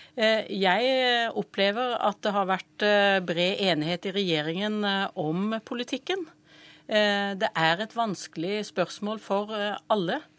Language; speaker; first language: Norwegian; native; Norwegian